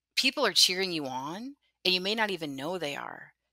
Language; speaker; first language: English; native; English